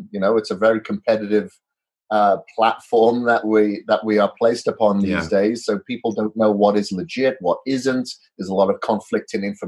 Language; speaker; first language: English; native; English